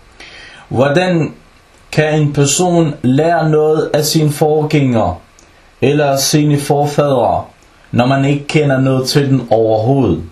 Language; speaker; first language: Danish; early bilingual, other home language; Arabic